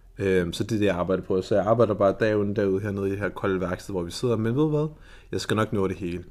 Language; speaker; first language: Danish; early bilingual, other home language; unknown